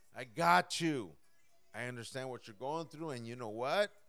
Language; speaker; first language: English; early bilingual, other home language; Spanish